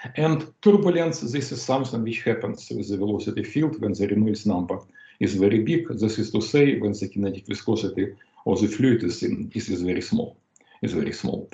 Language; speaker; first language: English; non-native, fluent; Russian